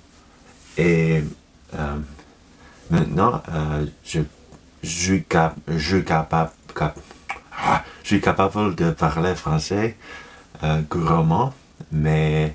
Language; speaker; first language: French; non-native, learner; Finnish